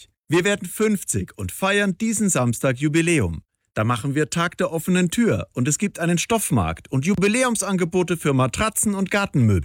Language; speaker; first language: German; native; German